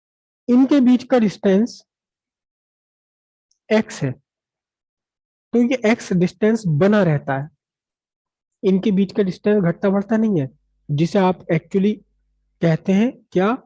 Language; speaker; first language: Hindi; native; Hindi